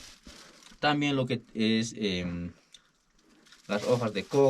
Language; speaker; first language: Spanish; native; Spanish